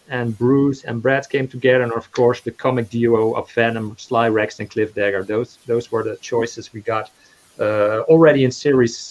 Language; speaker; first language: English; non-native, fluent; Dutch